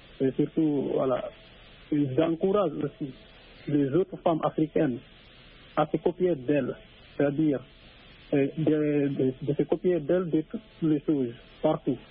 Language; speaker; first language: French; non-native, local second language; Fula